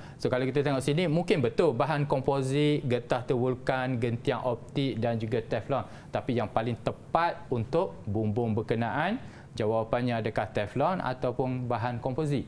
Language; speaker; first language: Malay; native; Malay